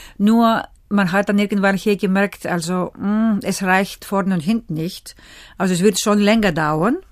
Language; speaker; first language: German; early bilingual, other home language; Greek